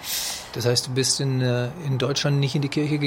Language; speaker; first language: German; native; German